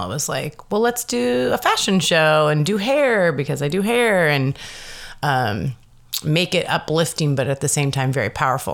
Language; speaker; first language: English; native; English